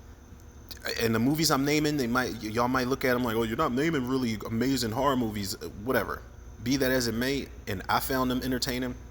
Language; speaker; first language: English; native; English